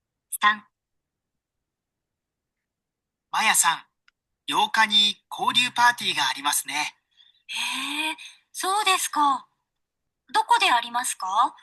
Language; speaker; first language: Japanese; non-native, learner; Sinhala